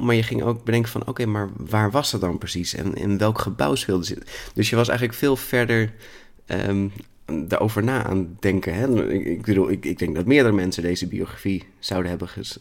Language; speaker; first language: Dutch; native; Dutch